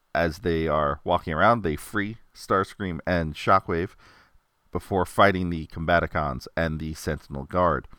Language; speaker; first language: English; native; English